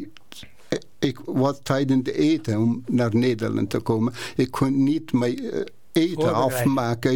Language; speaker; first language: Dutch; non-native, learner; Persian